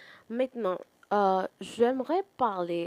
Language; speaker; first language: French; non-native, fluent; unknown